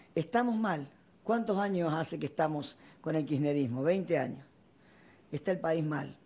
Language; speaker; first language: Spanish; native; Spanish